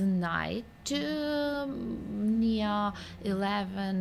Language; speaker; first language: English; non-native, learner; Ukrainian